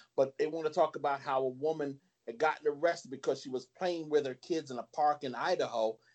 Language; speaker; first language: English; native; English